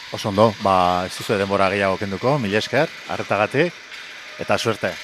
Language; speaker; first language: Basque; native; Basque